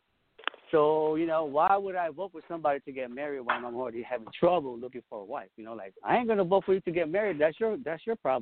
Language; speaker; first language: English; non-native, local second language; Pampanga